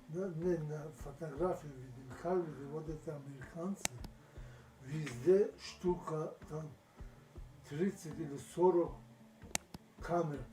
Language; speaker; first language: Russian; non-native, local second language; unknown